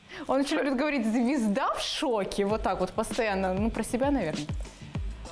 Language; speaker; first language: Russian; native; Russian